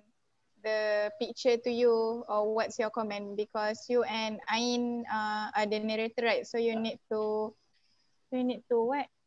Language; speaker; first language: English; non-native, local second language; Malay